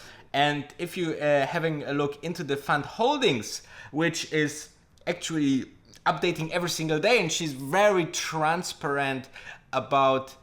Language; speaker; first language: English; non-native, fluent; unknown